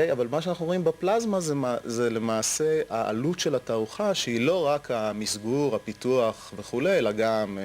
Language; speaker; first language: Hebrew; native; Hebrew